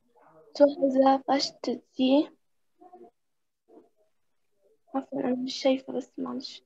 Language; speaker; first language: German; non-native, learner; Arabic